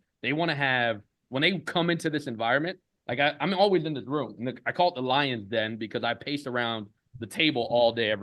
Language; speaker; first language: English; native; English